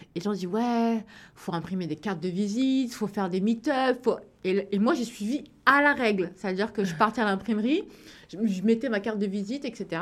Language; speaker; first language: French; early bilingual, other home language; Wolof